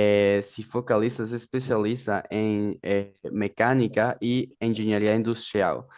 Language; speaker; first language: Portuguese; non-native, fluent; Spanish